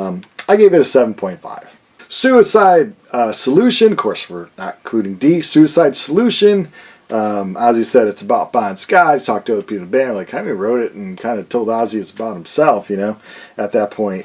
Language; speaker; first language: English; native; English